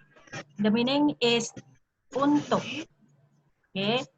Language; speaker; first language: English; non-native, learner; Indonesian